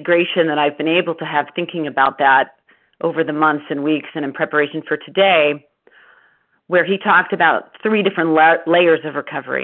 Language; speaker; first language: English; native; English